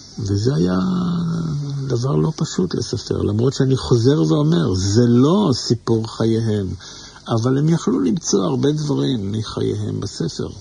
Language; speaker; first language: Hebrew; native; Hebrew